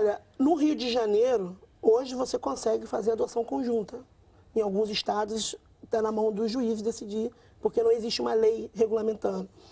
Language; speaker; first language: Portuguese; native; Portuguese